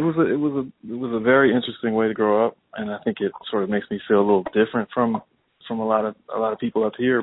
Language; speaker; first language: English; native; English